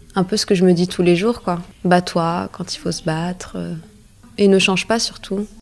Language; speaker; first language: French; early bilingual, other home language; Arabic